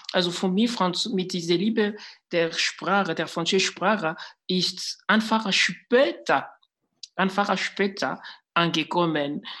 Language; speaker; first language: German; non-native, fluent; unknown